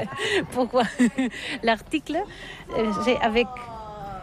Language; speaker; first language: French; non-native, learner; Catalan